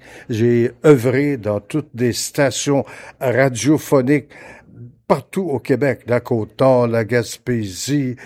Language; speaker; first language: French; native; French